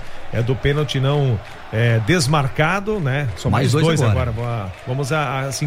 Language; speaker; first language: Portuguese; native; Portuguese